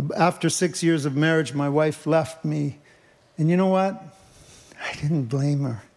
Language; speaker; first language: English; native; English